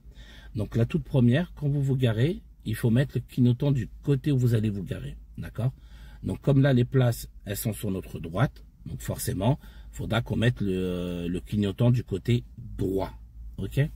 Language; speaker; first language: French; native; French